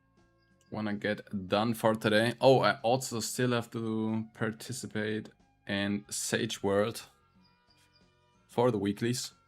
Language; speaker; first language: English; non-native, fluent; German